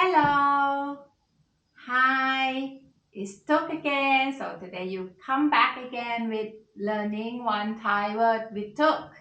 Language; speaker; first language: English; non-native, fluent; Thai